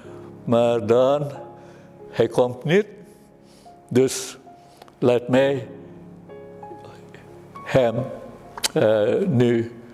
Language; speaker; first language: Dutch; non-native, fluent; Indonesian